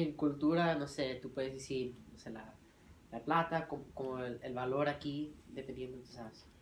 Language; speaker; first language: Spanish; early bilingual, heritage; English